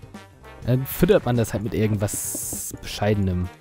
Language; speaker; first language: German; native; German